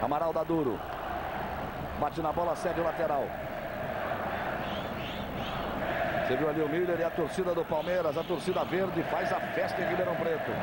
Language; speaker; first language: Portuguese; native; Portuguese